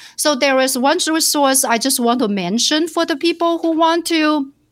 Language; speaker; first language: English; non-native, fluent; Chinese